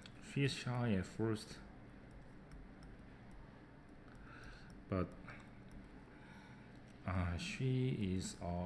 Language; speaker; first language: English; non-native, fluent; Korean